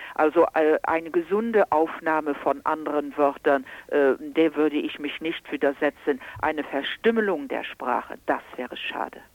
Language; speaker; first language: German; non-native, local second language; Luxembourgish